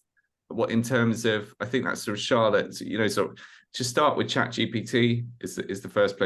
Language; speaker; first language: English; native; English